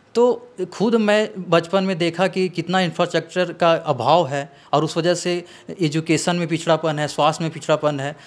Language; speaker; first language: Hindi; native; Hindi